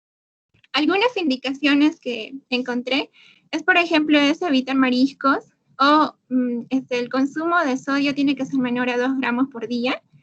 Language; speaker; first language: Spanish; native; Spanish